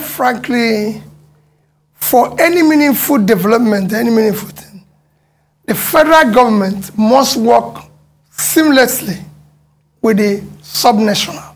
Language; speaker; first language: English; non-native, local second language; Igbo